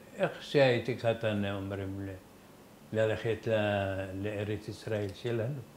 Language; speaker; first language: Hebrew; non-native, fluent; Arabic